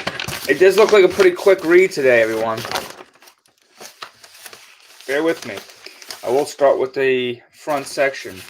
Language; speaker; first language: English; native; English